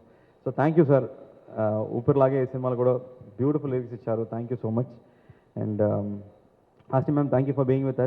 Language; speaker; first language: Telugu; non-native, learner; Tamil